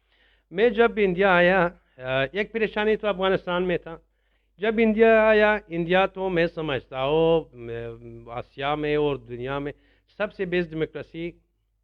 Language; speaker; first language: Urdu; non-native, learner; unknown